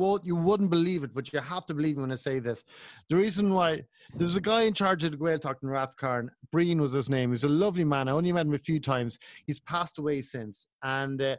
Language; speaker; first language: English; native; English